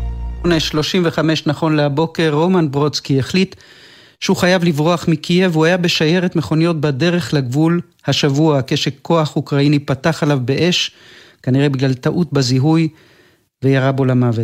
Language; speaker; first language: Hebrew; native; Hebrew